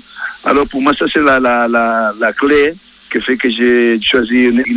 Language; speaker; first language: French; non-native, learner; Spanish